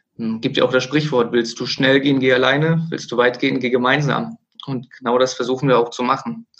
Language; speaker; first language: German; native; German